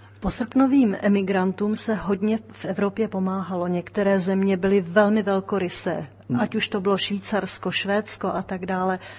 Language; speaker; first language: Czech; native; Czech